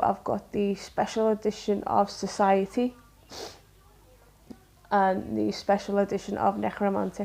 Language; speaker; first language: English; native; English